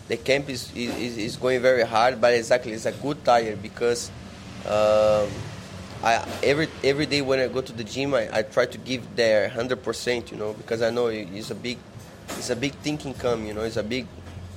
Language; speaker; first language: English; non-native, learner; Portuguese